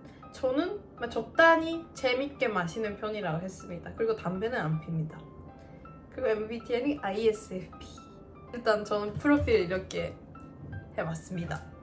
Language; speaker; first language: Korean; non-native, fluent; Japanese